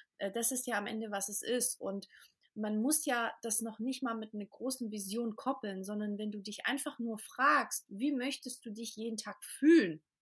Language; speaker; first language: German; early bilingual, other home language; Portuguese